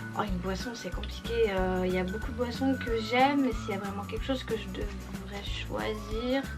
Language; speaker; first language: French; native; French